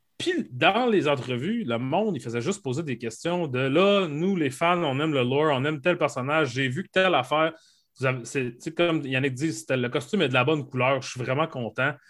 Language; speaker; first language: French; native; French